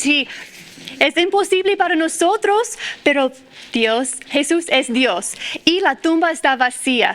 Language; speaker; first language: Spanish; non-native, fluent; English